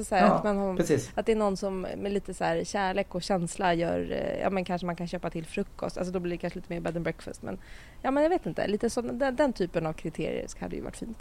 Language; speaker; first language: Swedish; native; Swedish